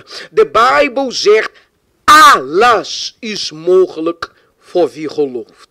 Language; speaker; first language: Dutch; non-native, fluent; Portuguese